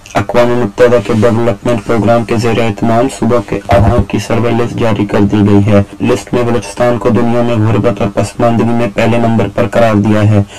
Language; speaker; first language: Urdu; non-native, local second language; Baluchi